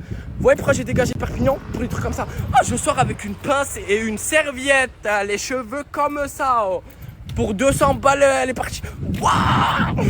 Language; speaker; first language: French; native; French